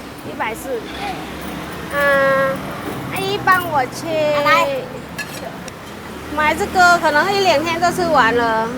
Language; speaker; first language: Chinese; non-native, fluent; Vietnamese